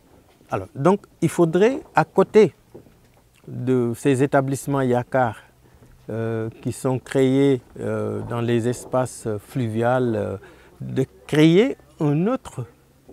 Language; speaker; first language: French; non-native, local second language; Wolof